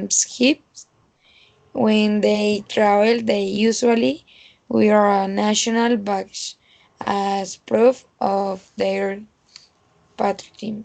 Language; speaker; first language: English; non-native, learner; Spanish